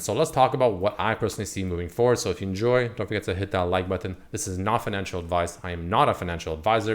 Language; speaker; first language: English; native; English